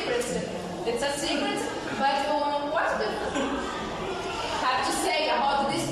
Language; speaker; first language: English; non-native, learner; Portuguese